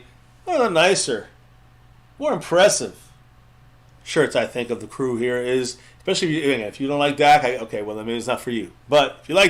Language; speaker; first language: English; native; English